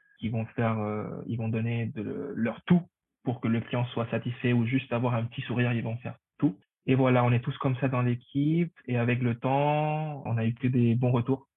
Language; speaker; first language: French; non-native, fluent; Spanish